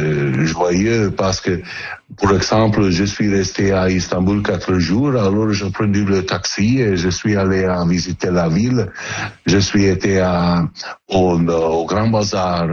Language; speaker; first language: French; non-native, learner; Italian